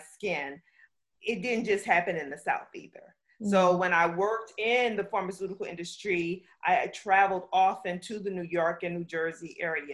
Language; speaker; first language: English; native; English